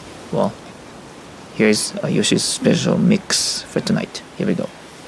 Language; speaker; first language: English; non-native, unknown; Japanese